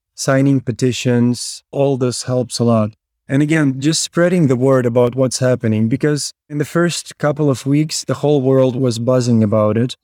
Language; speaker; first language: English; non-native, fluent; Ukrainian